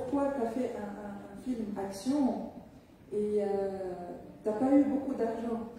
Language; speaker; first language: French; non-native, local second language; Arabic